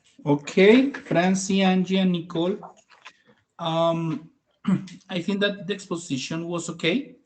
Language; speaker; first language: English; non-native, fluent; Spanish